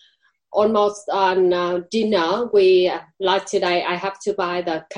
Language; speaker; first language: English; non-native, learner; Vietnamese